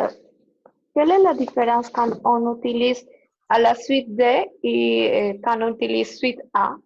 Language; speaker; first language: French; non-native, learner; Spanish